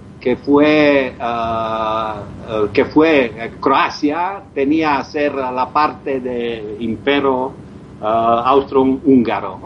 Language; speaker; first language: Spanish; non-native, learner; Croatian